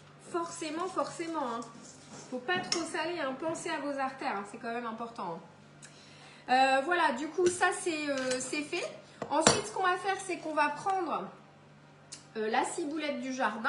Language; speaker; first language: French; native; French